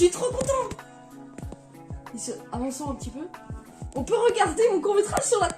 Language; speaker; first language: French; native; French